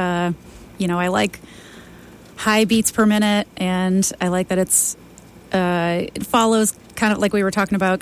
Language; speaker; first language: English; native; English